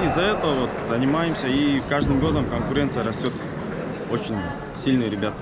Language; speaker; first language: Russian; non-native, local second language; Kyrgyz